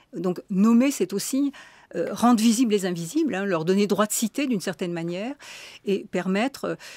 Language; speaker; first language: French; native; French